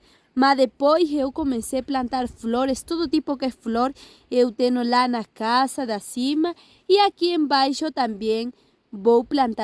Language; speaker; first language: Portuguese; non-native, learner; Spanish